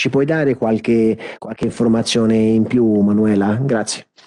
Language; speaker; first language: Italian; native; Italian